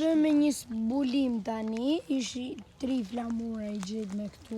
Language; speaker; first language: Albanian; early bilingual, heritage; Albanian